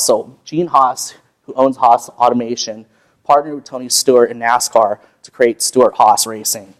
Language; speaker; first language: English; native; English